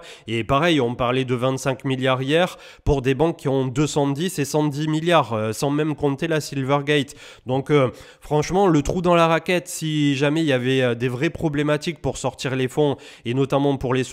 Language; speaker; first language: French; native; French